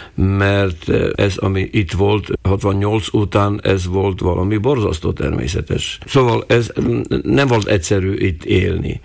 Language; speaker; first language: Hungarian; non-native, local second language; Slovak